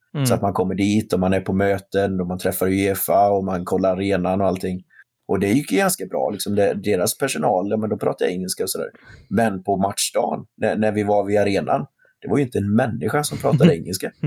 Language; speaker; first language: Swedish; native; Swedish